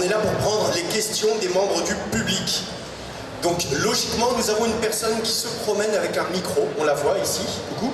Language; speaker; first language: French; native; French